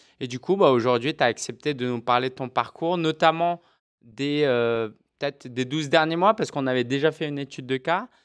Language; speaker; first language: French; native; French